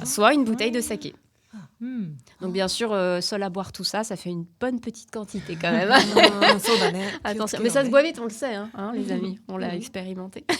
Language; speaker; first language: French; native; French